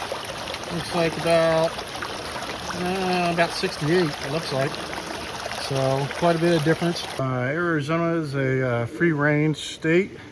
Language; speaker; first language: English; native; English